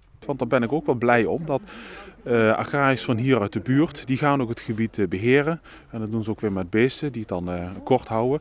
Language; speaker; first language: Dutch; native; Dutch